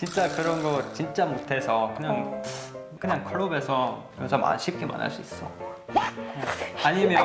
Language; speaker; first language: Korean; non-native, learner; Swedish